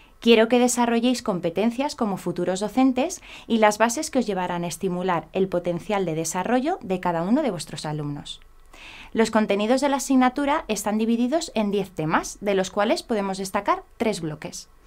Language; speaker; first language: Spanish; native; Spanish